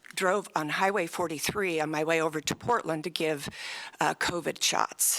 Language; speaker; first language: English; native; English